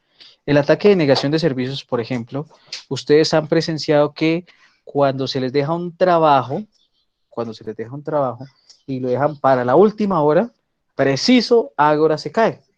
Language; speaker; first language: Spanish; native; Spanish